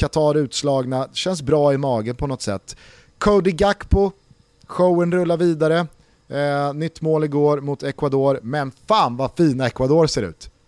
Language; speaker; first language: Swedish; native; Swedish